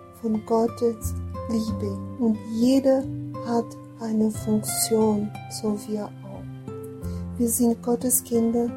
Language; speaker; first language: German; non-native, learner; Portuguese